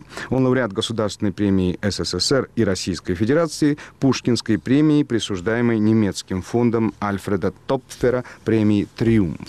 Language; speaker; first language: Russian; native; Russian